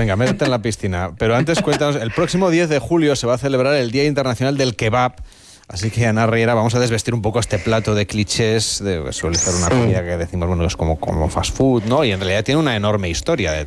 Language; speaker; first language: Spanish; native; Spanish